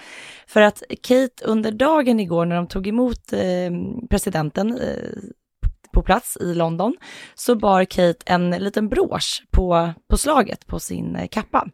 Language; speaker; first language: Swedish; native; Swedish